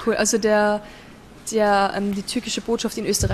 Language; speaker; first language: German; native; German